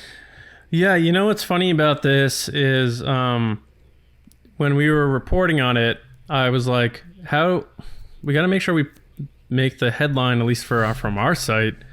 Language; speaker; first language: English; native; English